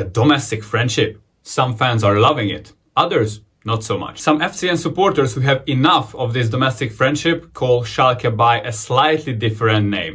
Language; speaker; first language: English; non-native, fluent; Hungarian